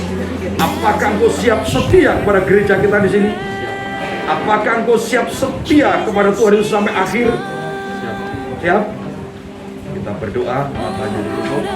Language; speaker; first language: Indonesian; native; Indonesian